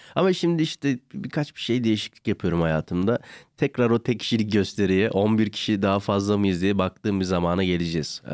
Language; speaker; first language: Turkish; native; Turkish